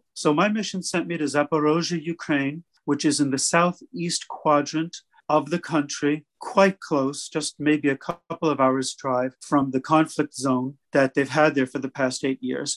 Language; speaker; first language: English; native; English